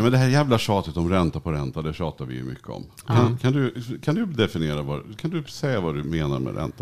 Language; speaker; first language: Swedish; native; Swedish